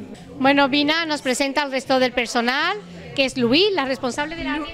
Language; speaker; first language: Spanish; native; Spanish